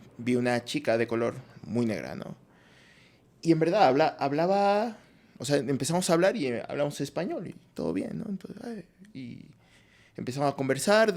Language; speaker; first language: Spanish; non-native, fluent; French